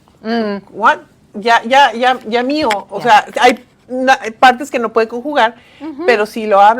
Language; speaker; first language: Spanish; native; Spanish